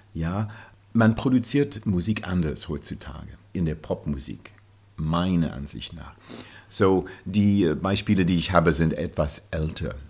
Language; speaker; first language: German; non-native, fluent; English